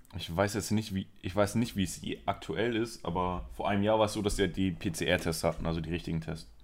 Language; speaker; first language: German; early bilingual, other home language; Spanish